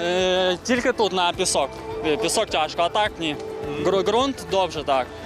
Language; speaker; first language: Polish; non-native, learner; Ukrainian